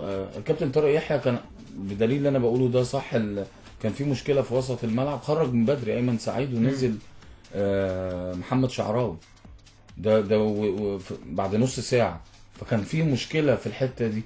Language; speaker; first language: Arabic; native; Arabic